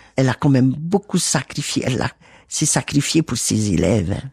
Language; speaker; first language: French; native; French